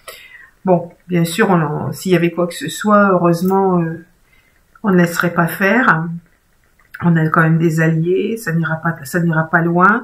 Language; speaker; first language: French; native; French